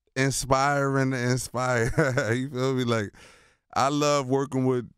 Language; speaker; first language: English; native; English